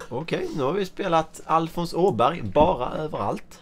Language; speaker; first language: Swedish; native; Swedish